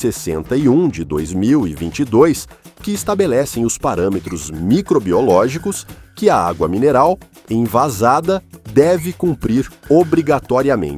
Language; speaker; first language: Portuguese; native; Portuguese